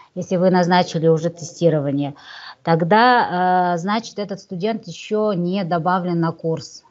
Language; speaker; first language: Russian; non-native, local second language; Kazakh